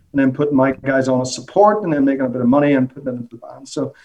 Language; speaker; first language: English; native; English